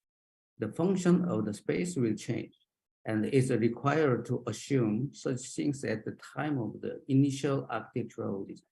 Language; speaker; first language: English; non-native, learner; Japanese